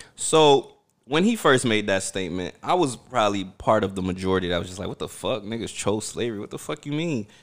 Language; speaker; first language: English; early bilingual, other home language; Haitian Creole